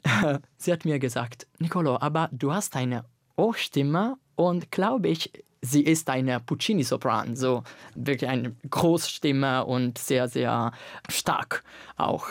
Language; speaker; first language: German; non-native, learner; Italian